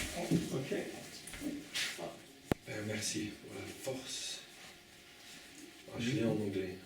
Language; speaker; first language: French; non-native, fluent; English